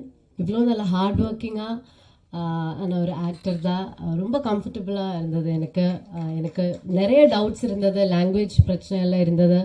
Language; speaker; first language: Tamil; non-native, fluent; Malayalam